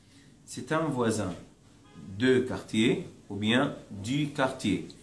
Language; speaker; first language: French; non-native, learner; Arabic